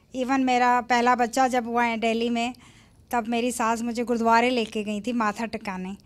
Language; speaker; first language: Hindi; native; Hindi